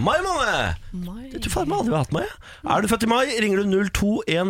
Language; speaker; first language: Norwegian; native; Norwegian